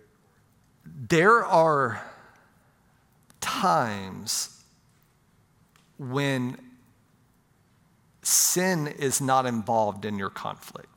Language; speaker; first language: English; native; English